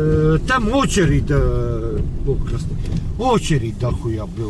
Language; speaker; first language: Russian; native; Russian